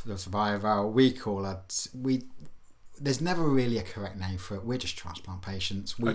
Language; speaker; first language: English; native; English